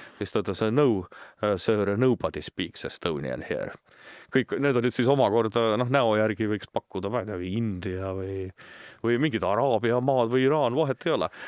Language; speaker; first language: Estonian; native; Estonian